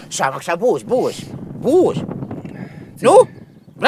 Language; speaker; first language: Latvian; non-native, learner; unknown